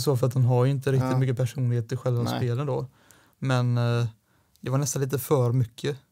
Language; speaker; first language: Swedish; native; Swedish